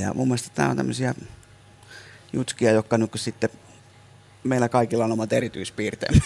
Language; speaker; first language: Finnish; native; Finnish